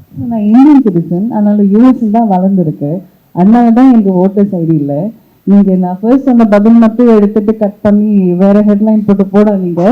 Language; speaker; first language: Tamil; early bilingual, heritage; Tamil